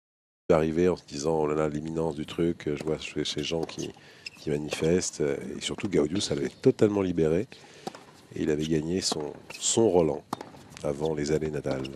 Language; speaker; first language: French; native; French